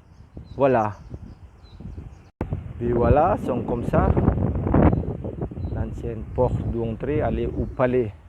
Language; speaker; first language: French; non-native, learner; Indonesian